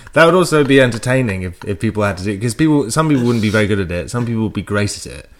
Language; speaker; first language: English; native; English